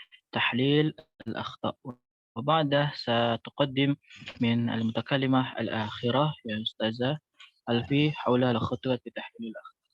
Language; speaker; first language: Arabic; non-native, learner; Indonesian